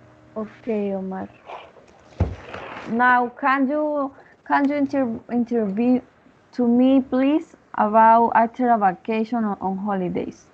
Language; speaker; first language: English; non-native, learner; Spanish